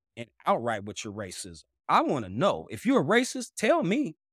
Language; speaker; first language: English; native; English